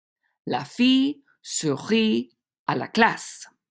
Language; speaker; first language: French; non-native, fluent; English